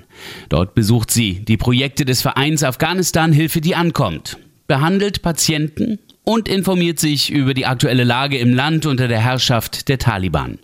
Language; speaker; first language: German; native; German